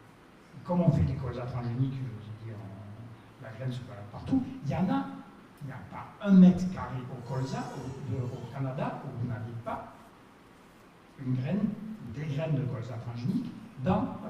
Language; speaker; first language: French; native; French